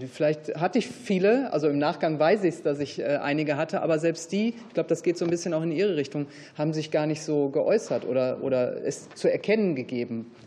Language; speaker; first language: German; native; German